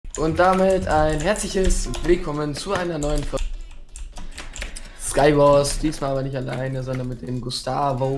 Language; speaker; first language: German; native; German